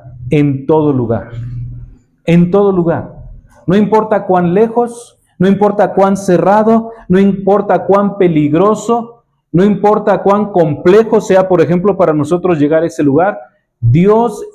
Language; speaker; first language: Spanish; native; Spanish